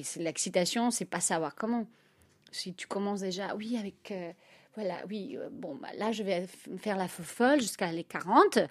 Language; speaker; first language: French; non-native, fluent; Spanish